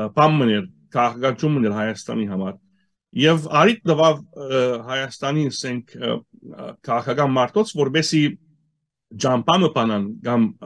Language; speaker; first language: Armenian; early bilingual, heritage; Armenian